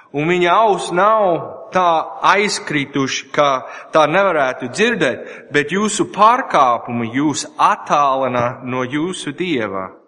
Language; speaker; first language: Latvian; non-native, learner; English